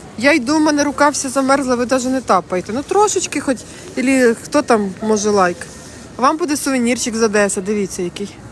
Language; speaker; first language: Ukrainian; native; Ukrainian